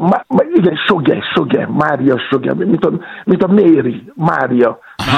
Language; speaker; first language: Hungarian; non-native, fluent; Yoruba